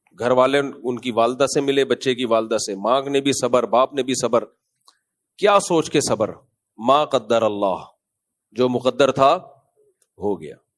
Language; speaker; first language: Urdu; native; Urdu